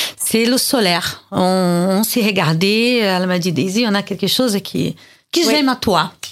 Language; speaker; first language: French; non-native, learner; Portuguese